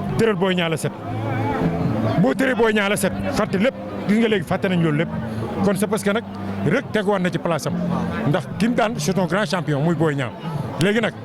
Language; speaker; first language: Wolof; native; Wolof